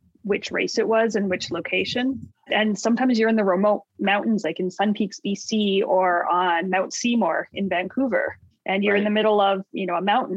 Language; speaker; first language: English; native; English